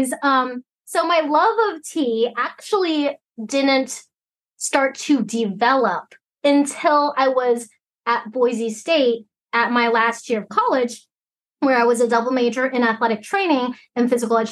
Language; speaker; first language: English; early bilingual, other home language; Cantonese